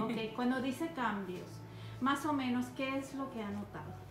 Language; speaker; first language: Spanish; native; Spanish